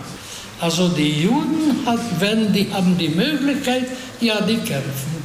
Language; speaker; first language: German; non-native, fluent; Hungarian